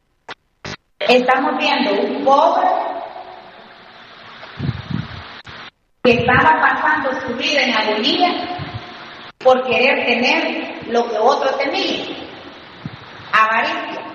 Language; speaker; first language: Spanish; native; Spanish